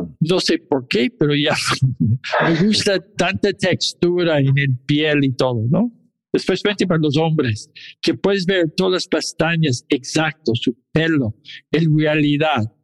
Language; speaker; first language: Spanish; non-native, fluent; English